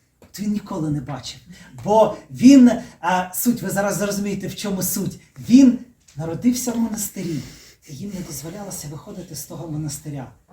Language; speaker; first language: Ukrainian; native; Ukrainian